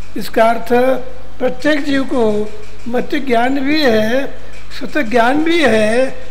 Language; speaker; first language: Hindi; non-native, local second language; Kannada